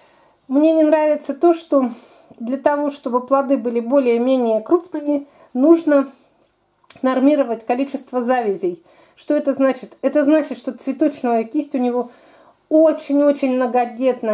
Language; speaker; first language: Russian; native; Russian